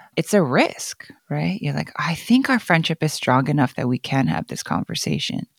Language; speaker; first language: English; non-native, fluent; Korean